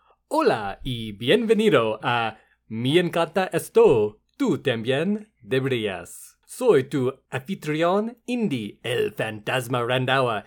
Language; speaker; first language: Spanish; non-native, learner; English